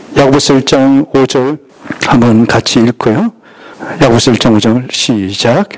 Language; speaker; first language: Korean; native; Korean